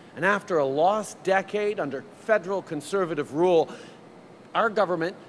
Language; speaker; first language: English; early bilingual, other home language; French